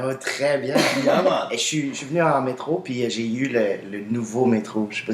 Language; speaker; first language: French; native; French